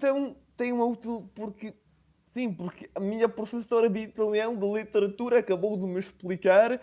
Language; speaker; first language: Portuguese; non-native, fluent; Italian